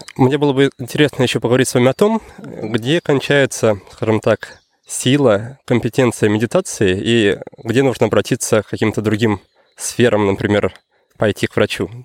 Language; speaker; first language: Russian; native; Russian